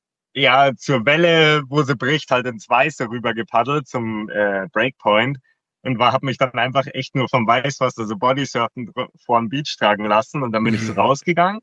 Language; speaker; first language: German; native; German